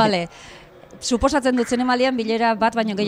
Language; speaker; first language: Basque; native; Basque